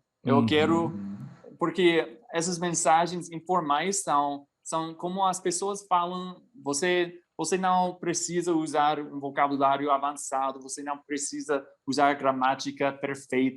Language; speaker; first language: Portuguese; non-native, fluent; English